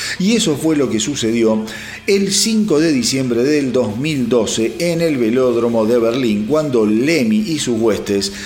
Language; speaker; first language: Spanish; native; Spanish